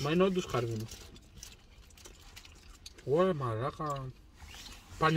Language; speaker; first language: Greek; native; Greek